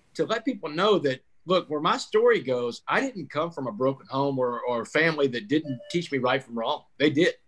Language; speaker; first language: English; native; English